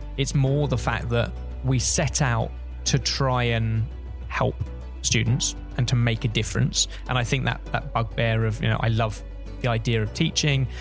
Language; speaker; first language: English; native; English